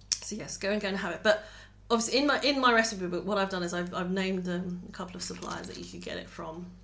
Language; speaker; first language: English; native; English